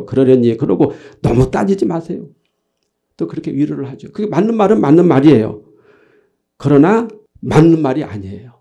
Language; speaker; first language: Korean; native; Korean